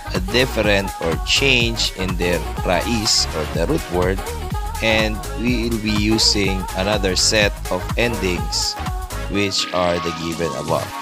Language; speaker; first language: English; non-native, local second language; Filipino